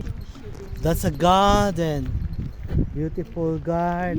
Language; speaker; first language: English; non-native, local second language; Filipino